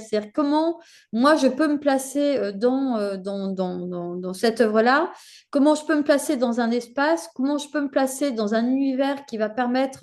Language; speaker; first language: French; native; French